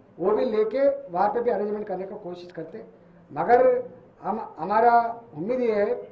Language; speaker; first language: Hindi; non-native, local second language; Telugu